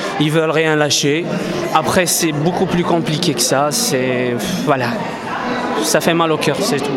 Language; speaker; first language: French; non-native, local second language; Kabyle